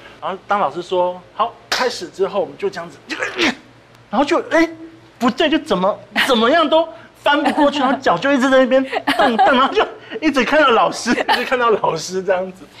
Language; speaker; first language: Chinese; native; Chinese